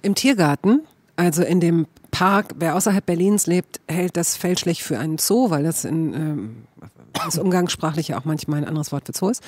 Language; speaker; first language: German; native; German